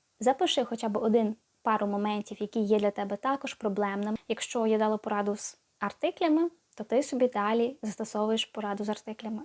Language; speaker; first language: Ukrainian; native; Ukrainian